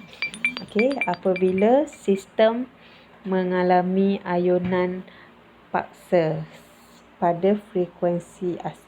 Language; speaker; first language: Malay; native; Malay